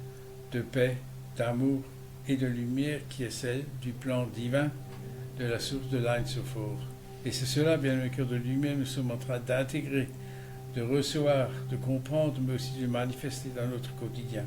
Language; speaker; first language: French; native; French